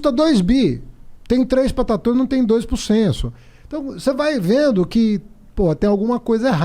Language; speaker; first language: Portuguese; native; Portuguese